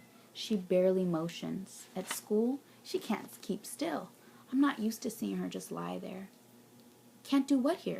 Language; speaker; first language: English; native; English